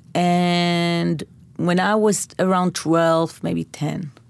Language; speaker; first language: English; non-native, fluent; Hebrew